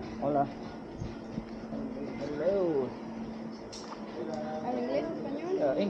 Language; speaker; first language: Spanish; non-native, learner; Filipino